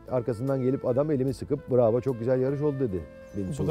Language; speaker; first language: Turkish; native; Turkish